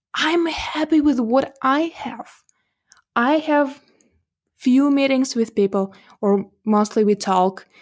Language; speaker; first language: English; non-native, fluent; Russian